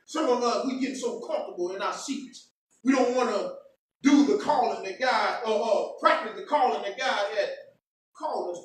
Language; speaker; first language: English; native; English